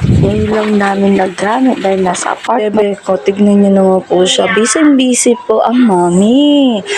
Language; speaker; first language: Filipino; non-native, local second language; Pampanga